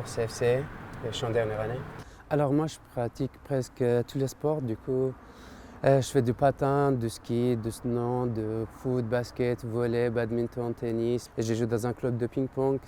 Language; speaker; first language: French; non-native, fluent; Persian